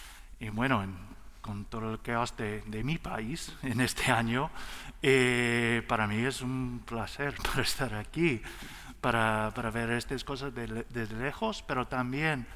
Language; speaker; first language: Spanish; non-native, learner; English